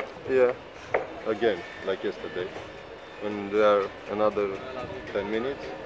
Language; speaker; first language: English; non-native, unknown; Romanian